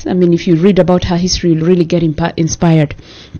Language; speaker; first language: English; non-native, local second language; Kikuyu